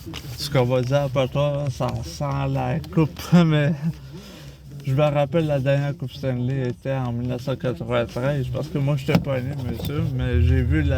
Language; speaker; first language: French; native; French